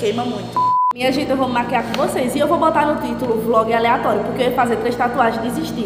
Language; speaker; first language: Portuguese; native; Portuguese